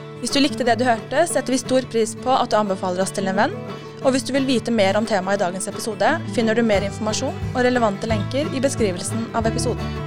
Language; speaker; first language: Norwegian; native; Norwegian